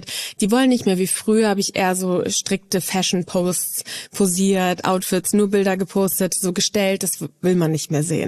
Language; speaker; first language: German; native; German